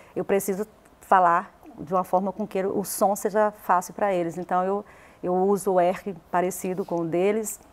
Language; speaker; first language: Portuguese; native; Portuguese